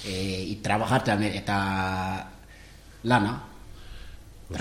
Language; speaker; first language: Spanish; non-native, learner; Wolof